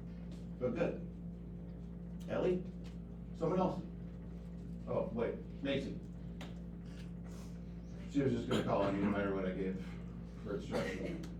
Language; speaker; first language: English; native; English